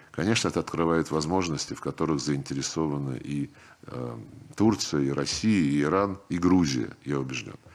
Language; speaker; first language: Russian; native; Russian